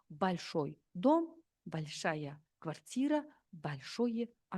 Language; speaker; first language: Russian; non-native, fluent; Uzbek